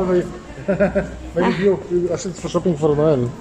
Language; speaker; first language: English; non-native, learner; Polish